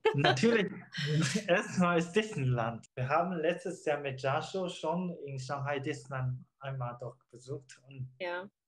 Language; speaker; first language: German; non-native, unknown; Chinese